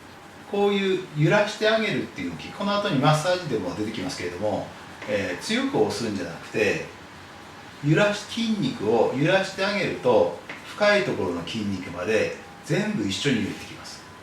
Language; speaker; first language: Japanese; native; Japanese